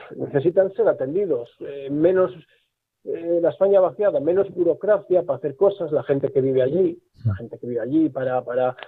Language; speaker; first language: Spanish; native; Spanish